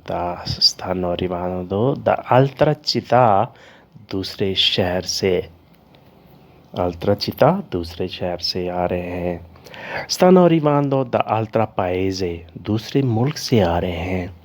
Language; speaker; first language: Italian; non-native, learner; Urdu